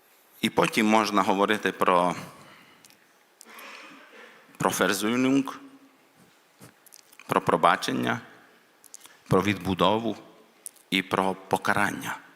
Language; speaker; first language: Ukrainian; non-native, local second language; Hungarian